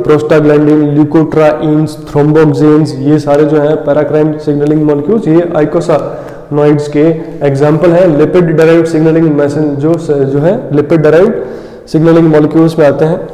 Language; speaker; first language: Hindi; native; Hindi